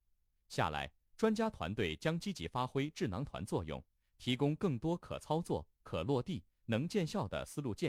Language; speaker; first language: Chinese; native; Chinese